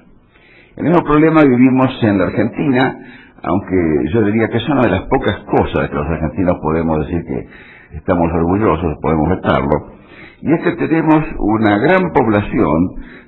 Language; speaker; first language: Spanish; native; Spanish